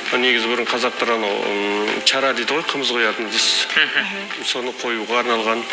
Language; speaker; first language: Kazakh; early bilingual, heritage; Kazakh